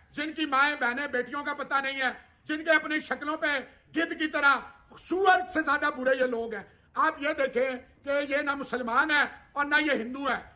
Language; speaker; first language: Urdu; native; Urdu